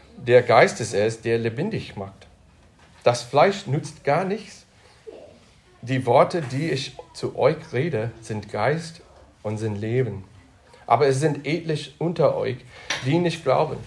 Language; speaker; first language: German; non-native, fluent; English